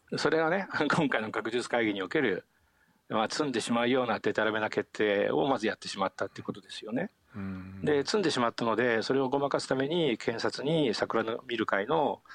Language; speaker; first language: Japanese; native; Japanese